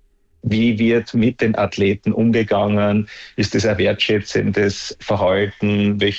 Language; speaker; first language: German; native; German